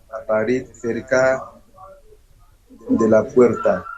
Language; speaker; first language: Spanish; non-native, learner; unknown